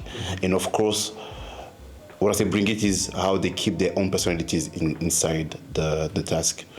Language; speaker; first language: English; non-native, fluent; French